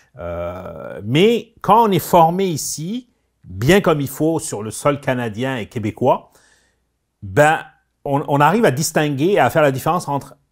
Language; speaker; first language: French; non-native, local second language; Arabic